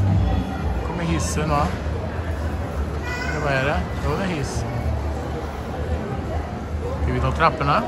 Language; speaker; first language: Swedish; native; Swedish